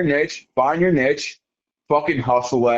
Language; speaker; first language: English; native; English